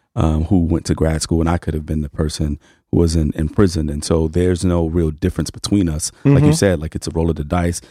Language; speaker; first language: English; native; English